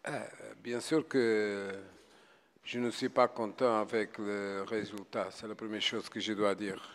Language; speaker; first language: French; non-native, fluent; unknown